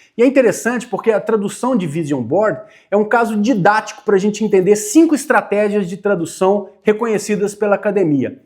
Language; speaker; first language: Portuguese; native; Portuguese